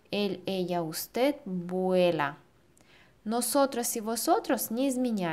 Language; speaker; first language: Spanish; non-native, fluent; Russian